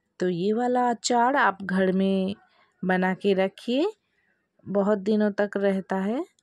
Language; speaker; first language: Hindi; non-native, local second language; Bangla